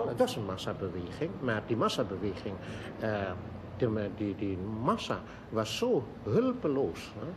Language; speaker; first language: Dutch; non-native, local second language; Indonesian